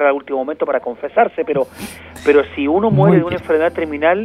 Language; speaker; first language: Spanish; native; Spanish